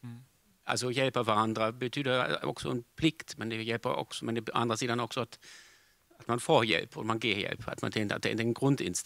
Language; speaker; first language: Swedish; non-native, fluent; German